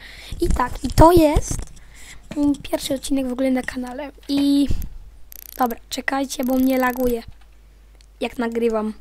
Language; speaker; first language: Polish; native; Polish